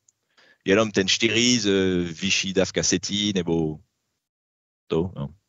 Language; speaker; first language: Czech; non-native, learner; French